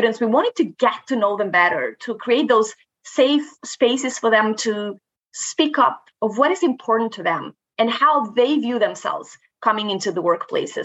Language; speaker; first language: English; non-native, fluent; Romanian